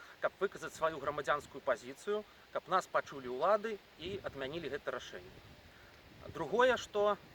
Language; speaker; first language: Belarusian; non-native, local second language; Russian